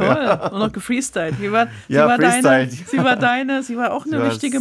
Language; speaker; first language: German; native; German